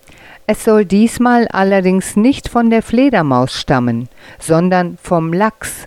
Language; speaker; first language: German; native; German